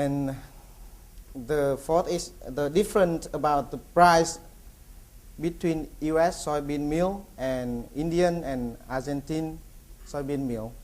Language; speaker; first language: English; non-native, learner; Vietnamese